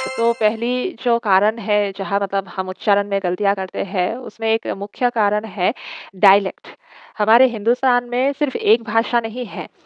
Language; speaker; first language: Hindi; non-native, local second language; Assamese